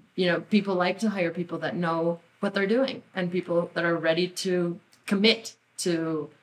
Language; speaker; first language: English; non-native, fluent; Spanish